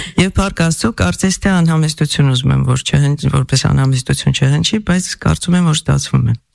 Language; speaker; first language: Armenian; native; Armenian